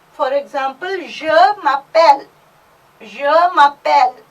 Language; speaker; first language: French; non-native, fluent; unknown